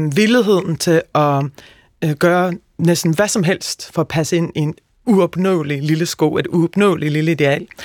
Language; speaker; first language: Danish; early bilingual, heritage; Norwegian